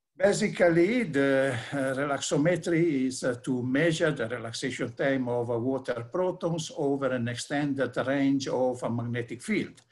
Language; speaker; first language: English; non-native, fluent; Italian